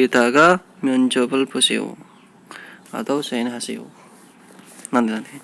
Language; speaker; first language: Korean; non-native, learner; Indonesian